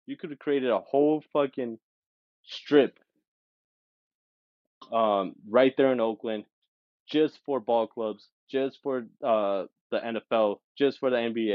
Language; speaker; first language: English; native; English